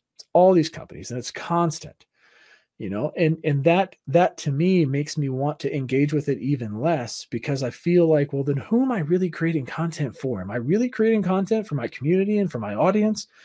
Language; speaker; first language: English; native; English